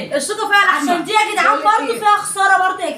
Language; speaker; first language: Arabic; native; Arabic